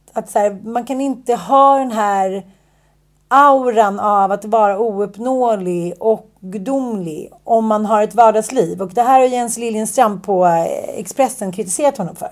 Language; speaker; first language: Swedish; native; Swedish